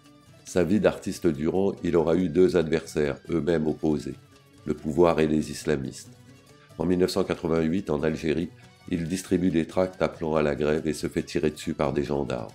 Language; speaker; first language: French; native; French